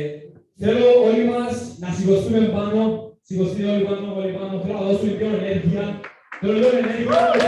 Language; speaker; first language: Greek; native; Greek